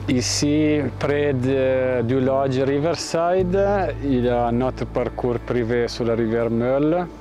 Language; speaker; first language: French; non-native, fluent; Italian